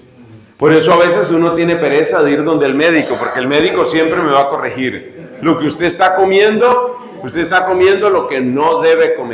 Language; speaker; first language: Spanish; native; Spanish